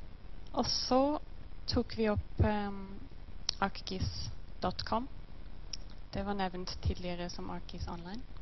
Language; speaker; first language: Norwegian; non-native, learner; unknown